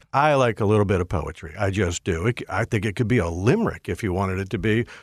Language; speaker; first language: English; native; English